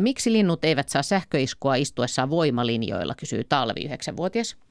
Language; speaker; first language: Finnish; native; Finnish